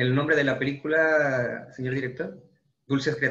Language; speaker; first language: Spanish; native; Spanish